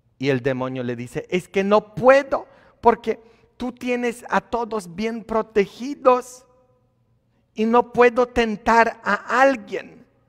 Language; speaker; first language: Spanish; non-native, fluent; Polish